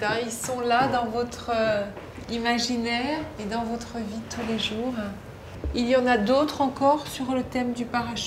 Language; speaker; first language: French; native; French